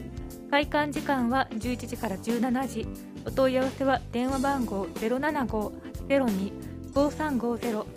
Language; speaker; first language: Japanese; native; Japanese